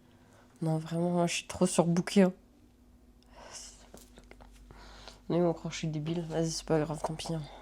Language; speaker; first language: French; native; French